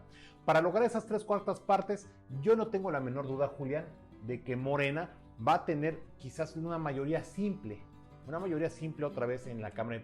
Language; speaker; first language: Spanish; native; Spanish